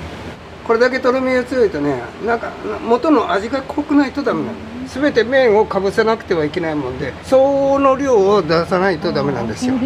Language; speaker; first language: Japanese; native; Japanese